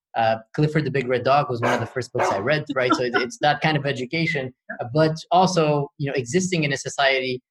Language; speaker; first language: English; early bilingual, other home language; Arabic